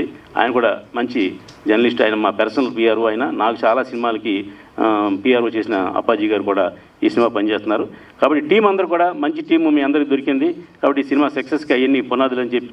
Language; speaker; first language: Telugu; native; Telugu